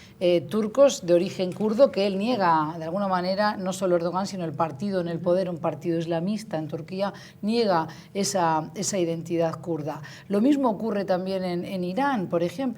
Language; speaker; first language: Spanish; native; Spanish